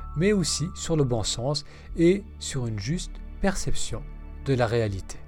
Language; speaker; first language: French; non-native, local second language; Arabic